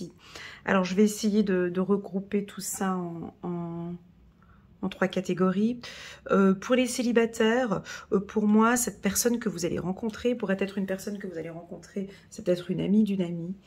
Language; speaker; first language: French; native; French